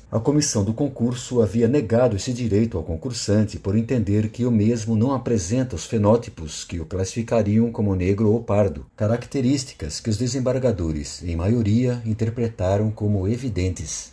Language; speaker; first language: Portuguese; native; Portuguese